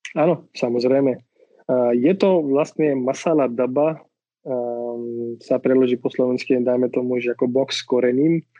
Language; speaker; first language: Slovak; non-native, fluent; Marathi